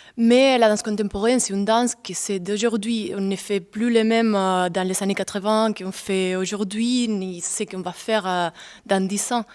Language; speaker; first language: French; non-native, fluent; Spanish